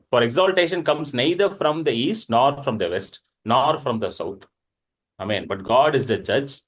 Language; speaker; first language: English; non-native, local second language; Tamil